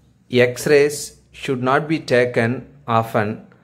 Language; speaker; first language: English; non-native, local second language; Tamil